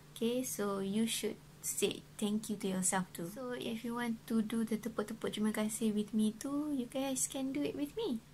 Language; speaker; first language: English; non-native, local second language; Malay